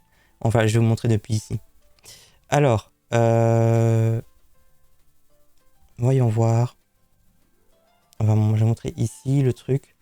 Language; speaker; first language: French; native; French